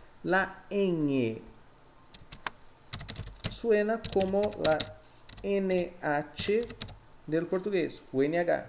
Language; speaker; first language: Spanish; non-native, fluent; Portuguese